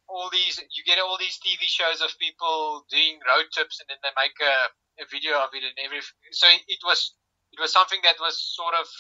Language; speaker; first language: English; non-native, local second language; Afrikaans